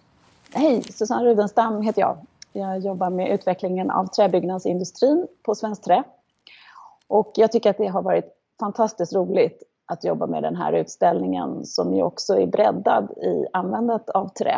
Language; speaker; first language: Swedish; native; Swedish